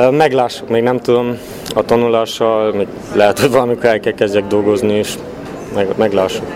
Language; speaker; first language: Hungarian; early bilingual, heritage; Hungarian